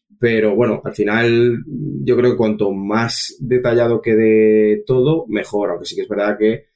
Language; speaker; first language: Spanish; native; Spanish